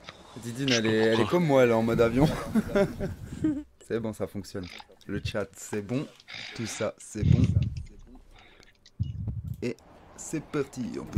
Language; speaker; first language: French; native; French